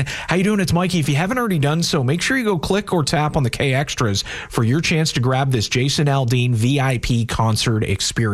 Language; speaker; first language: English; native; English